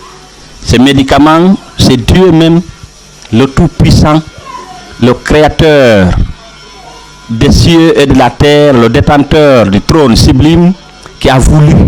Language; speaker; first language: French; non-native, local second language; Fula